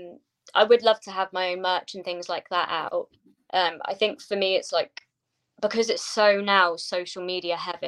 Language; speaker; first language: English; native; English